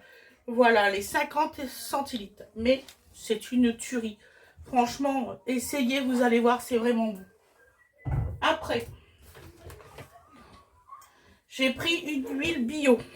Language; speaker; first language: French; native; French